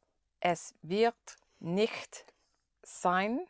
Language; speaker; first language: German; non-native, learner; English